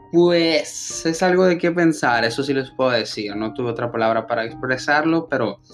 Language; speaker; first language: Spanish; early bilingual, other home language; English